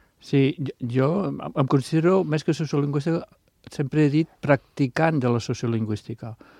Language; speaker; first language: Catalan; native; Catalan